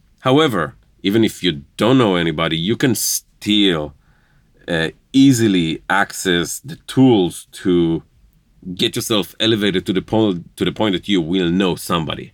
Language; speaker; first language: English; non-native, fluent; Hebrew